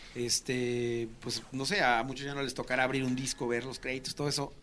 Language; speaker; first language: Spanish; native; Spanish